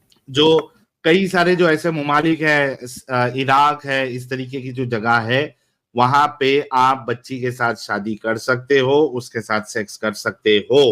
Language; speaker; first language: Hindi; native; Hindi